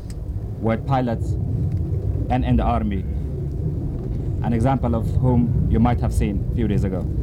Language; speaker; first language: English; non-native, fluent; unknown